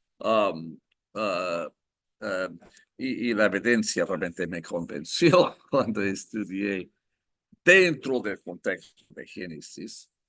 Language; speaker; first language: Spanish; non-native, fluent; English